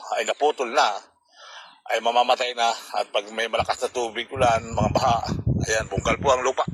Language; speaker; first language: Filipino; native; Filipino